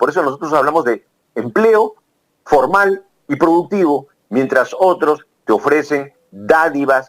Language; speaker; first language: Spanish; native; Spanish